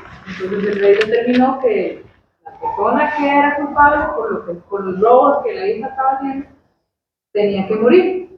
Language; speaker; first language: Spanish; native; Spanish